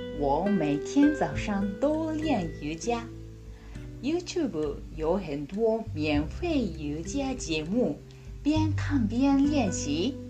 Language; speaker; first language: Chinese; non-native, fluent; Japanese